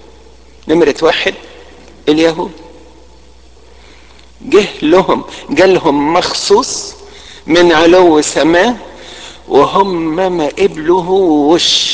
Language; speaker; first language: Arabic; native; Arabic